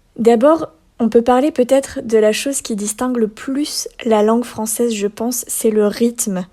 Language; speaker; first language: French; native; French